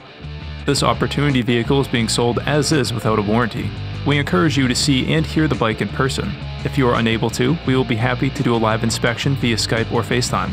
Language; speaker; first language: English; native; English